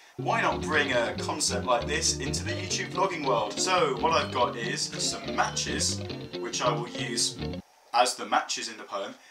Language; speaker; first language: English; native; English